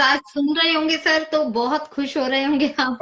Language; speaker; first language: Hindi; native; Hindi